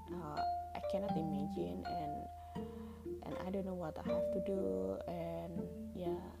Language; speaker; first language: English; non-native, learner; Indonesian